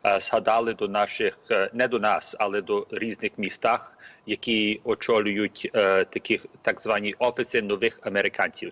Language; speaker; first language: Ukrainian; early bilingual, heritage; Ukrainian